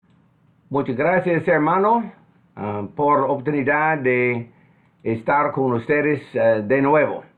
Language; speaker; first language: Spanish; non-native, fluent; English